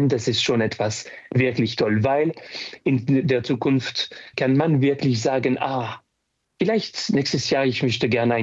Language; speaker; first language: German; non-native, fluent; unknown